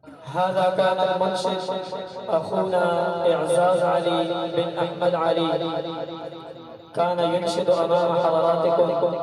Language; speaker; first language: Arabic; non-native, fluent; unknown